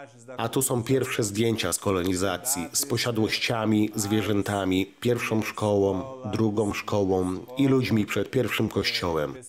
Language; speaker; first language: Polish; native; Polish